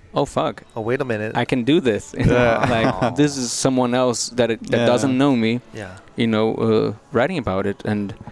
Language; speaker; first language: English; non-native, fluent; Portuguese